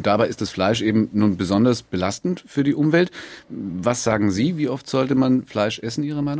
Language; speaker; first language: German; native; German